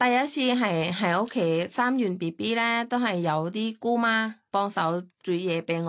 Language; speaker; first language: Cantonese; non-native, learner; Thai